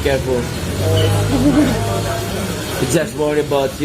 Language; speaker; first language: English; non-native, learner; Indonesian